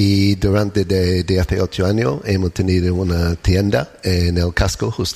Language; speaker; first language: Spanish; non-native, learner; English